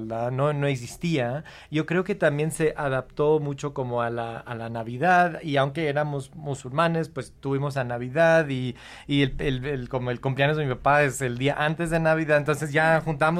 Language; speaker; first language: Spanish; early bilingual, heritage; Spanish